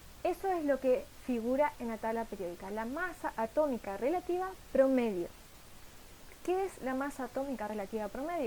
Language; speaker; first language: Spanish; native; Spanish